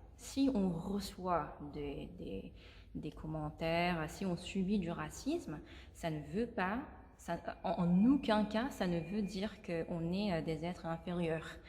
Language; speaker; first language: French; non-native, fluent; Korean